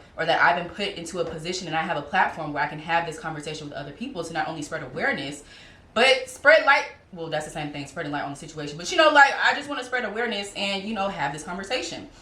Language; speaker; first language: English; native; English